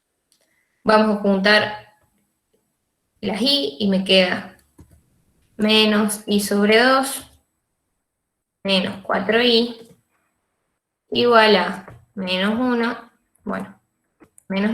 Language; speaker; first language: Spanish; native; Spanish